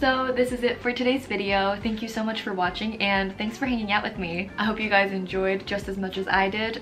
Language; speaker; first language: English; early bilingual, other home language; Japanese